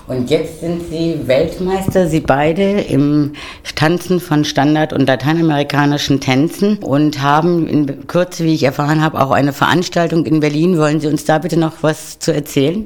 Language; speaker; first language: German; native; German